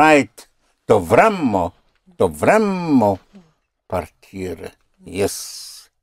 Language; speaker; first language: Italian; non-native, fluent; English